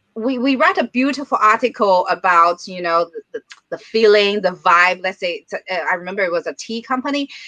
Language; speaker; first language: English; non-native, fluent; Chinese